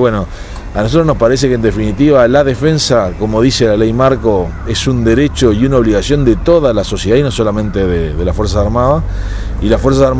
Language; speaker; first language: Spanish; native; Spanish